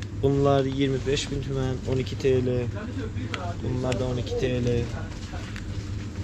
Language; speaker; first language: Turkish; non-native, fluent; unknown